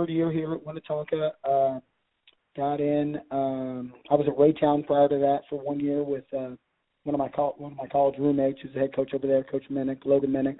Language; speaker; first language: English; native; English